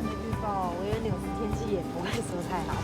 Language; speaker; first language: Chinese; native; Chinese